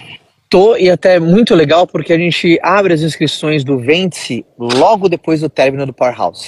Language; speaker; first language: Portuguese; native; Portuguese